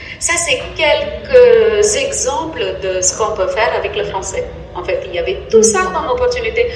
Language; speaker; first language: French; non-native, fluent; Tamil